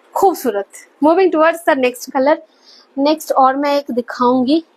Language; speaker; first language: Hindi; non-native, local second language; Bangla